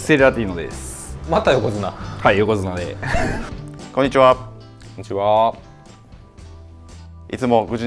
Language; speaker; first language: Japanese; native; Japanese